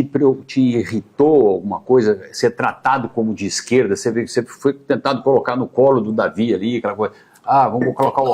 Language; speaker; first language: Portuguese; native; Portuguese